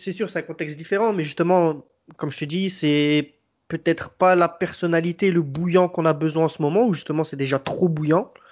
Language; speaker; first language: French; native; French